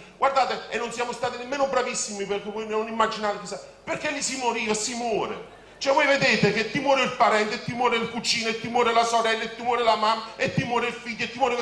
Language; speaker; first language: Italian; native; Italian